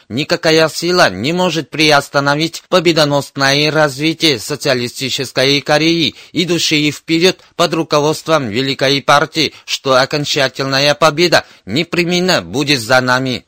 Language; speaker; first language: Russian; non-native, fluent; Korean